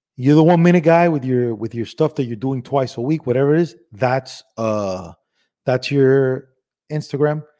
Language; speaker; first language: English; early bilingual, other home language; Spanish